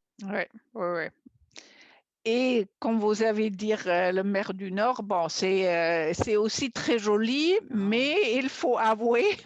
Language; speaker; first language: French; non-native, fluent; German